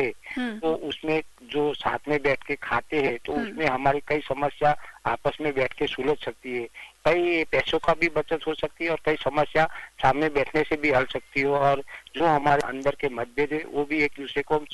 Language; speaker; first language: Hindi; non-native, local second language; Gujarati